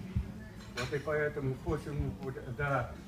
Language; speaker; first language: Russian; non-native, local second language; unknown